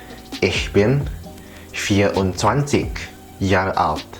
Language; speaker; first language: German; non-native, fluent; Indonesian